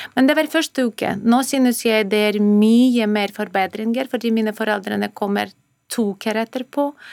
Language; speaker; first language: Norwegian; non-native, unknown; Ukrainian